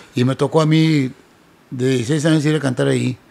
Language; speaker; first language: Spanish; native; Spanish